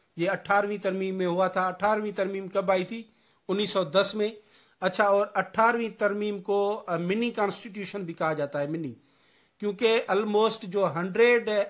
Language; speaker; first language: Urdu; non-native, local second language; Sindhi